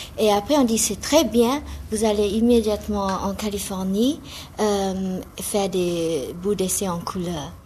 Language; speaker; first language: French; non-native, fluent; English